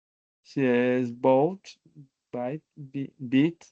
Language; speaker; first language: English; non-native, learner; Spanish